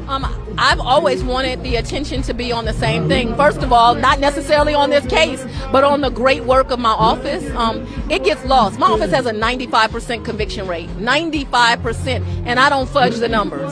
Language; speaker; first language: English; native; English